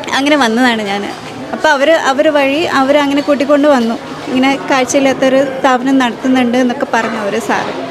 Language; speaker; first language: Malayalam; non-native, local second language; Hindi